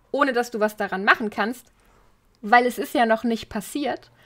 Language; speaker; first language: German; native; German